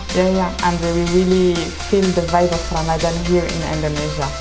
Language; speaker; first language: English; non-native, fluent; French